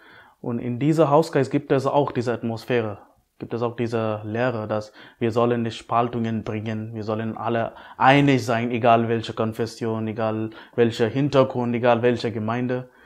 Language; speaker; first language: German; non-native, fluent; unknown